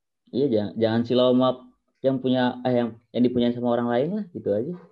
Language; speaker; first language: Indonesian; native; Indonesian